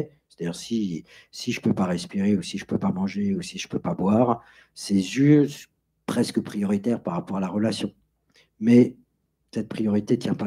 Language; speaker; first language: French; native; French